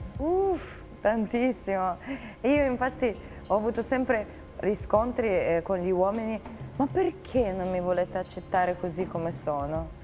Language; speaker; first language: Italian; non-native, fluent; Russian